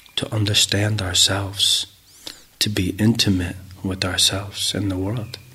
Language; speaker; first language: English; native; English